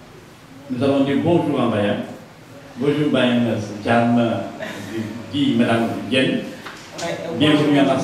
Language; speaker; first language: French; non-native, local second language; Wolof